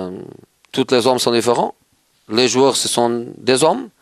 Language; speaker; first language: French; non-native, fluent; Portuguese